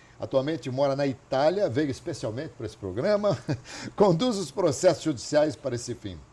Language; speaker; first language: Portuguese; native; Portuguese